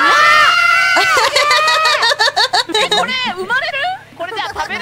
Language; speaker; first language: Japanese; native; Japanese